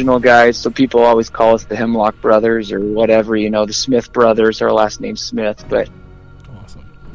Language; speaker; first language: English; native; English